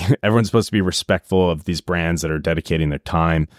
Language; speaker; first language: English; native; English